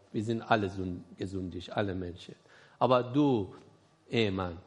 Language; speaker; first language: German; non-native, learner; Persian